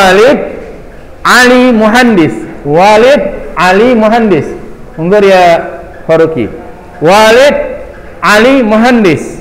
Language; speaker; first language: Arabic; non-native, fluent; Indonesian